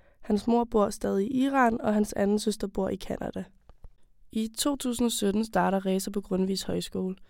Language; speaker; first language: Danish; native; Danish